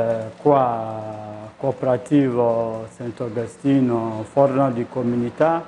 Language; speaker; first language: Italian; non-native, learner; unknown